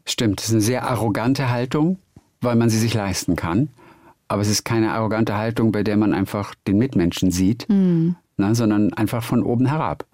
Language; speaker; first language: German; native; German